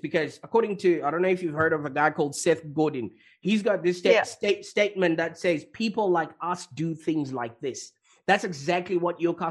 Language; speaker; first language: English; non-native, local second language; Shona